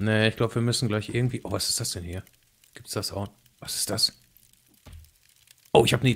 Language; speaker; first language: German; native; German